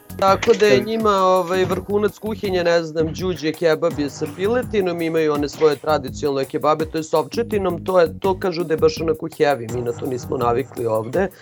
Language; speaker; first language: Serbian; native; Serbian